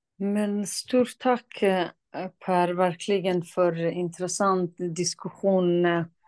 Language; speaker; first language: Swedish; non-native, fluent; Kurdish